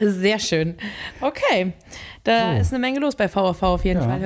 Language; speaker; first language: German; native; German